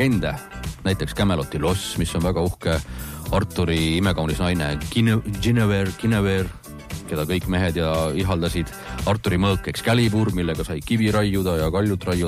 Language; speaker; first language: Estonian; native; Estonian